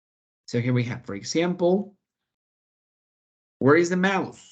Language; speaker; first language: English; non-native, fluent; Spanish